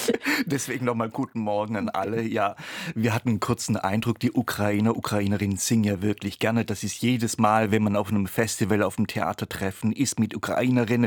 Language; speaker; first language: German; native; German